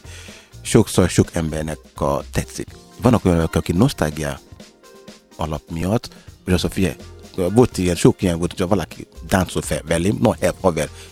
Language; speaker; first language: Hungarian; non-native, learner; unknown